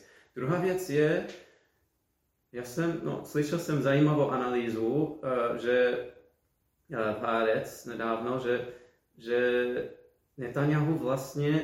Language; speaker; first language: Czech; non-native, fluent; English